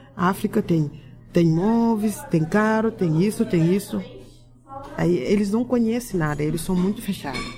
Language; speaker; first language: Portuguese; non-native, learner; Wolof